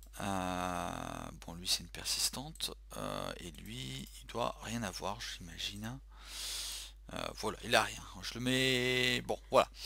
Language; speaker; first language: French; native; French